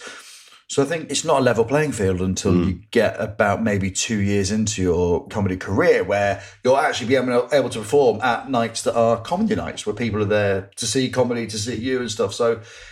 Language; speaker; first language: English; native; English